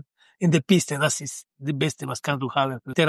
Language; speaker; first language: German; non-native, learner; Spanish